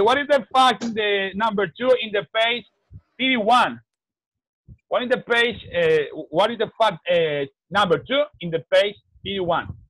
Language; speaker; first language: English; non-native, learner; Spanish